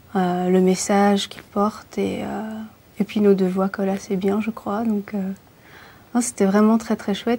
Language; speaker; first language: French; early bilingual, other home language; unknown